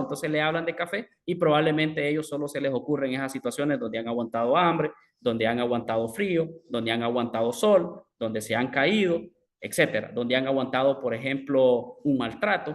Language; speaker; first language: Spanish; native; Spanish